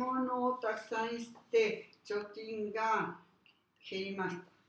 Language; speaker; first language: Japanese; non-native, learner; Spanish